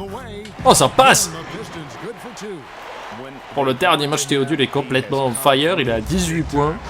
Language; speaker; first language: French; native; French